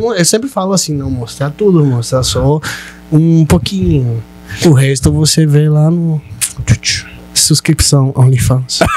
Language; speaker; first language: Portuguese; non-native, fluent; Spanish